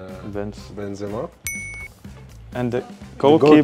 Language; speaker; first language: English; non-native, fluent; Swedish